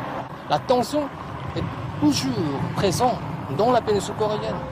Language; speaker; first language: French; non-native, fluent; Korean